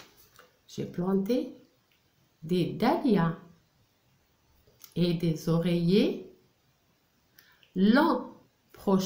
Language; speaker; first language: French; non-native, local second language; Arabic